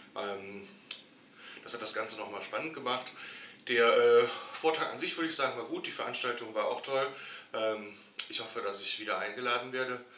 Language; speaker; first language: German; native; German